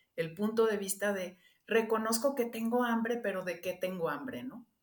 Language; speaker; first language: Spanish; non-native, local second language; English